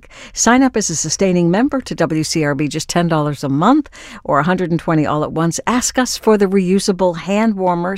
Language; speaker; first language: English; native; English